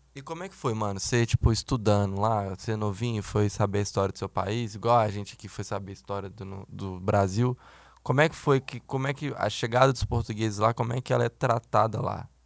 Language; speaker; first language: Portuguese; native; Portuguese